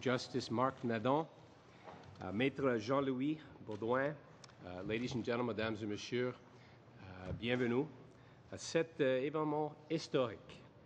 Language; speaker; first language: French; non-native, learner; English